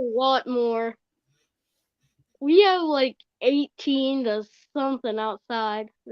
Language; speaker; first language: English; native; English